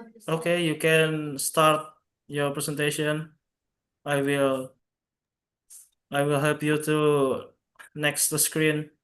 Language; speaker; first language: English; non-native, local second language; Javanese